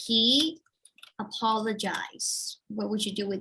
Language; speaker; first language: English; non-native, fluent; Thai